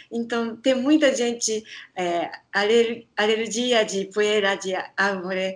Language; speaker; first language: Portuguese; non-native, learner; Japanese